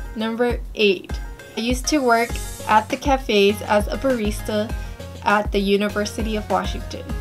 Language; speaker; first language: English; native; English